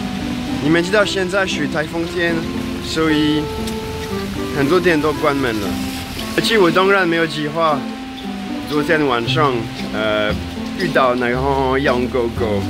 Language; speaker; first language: Chinese; non-native, fluent; French